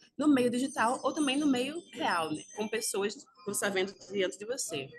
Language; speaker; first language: Portuguese; native; Portuguese